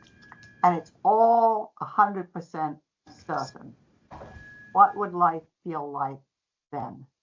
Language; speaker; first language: English; native; English